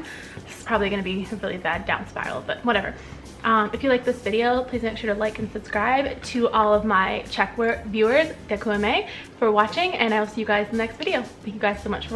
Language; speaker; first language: English; native; English